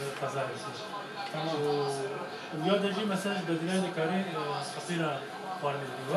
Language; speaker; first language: Turkish; native; Turkish